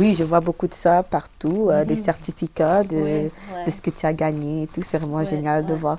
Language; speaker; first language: French; native; French